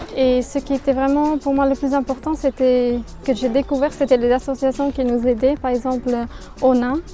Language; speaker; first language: French; non-native, fluent; Persian